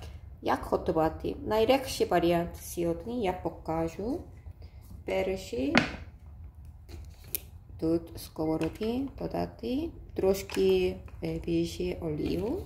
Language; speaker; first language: Ukrainian; non-native, learner; Korean